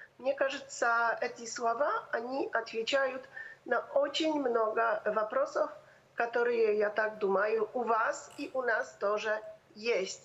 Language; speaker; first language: Russian; non-native, fluent; Polish